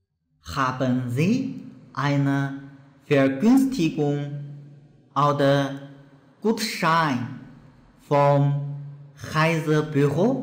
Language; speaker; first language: German; non-native, fluent; Chinese